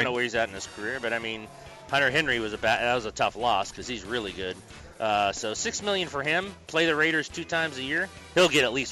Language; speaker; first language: English; native; English